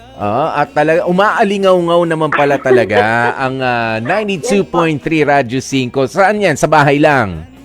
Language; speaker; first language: Filipino; native; Filipino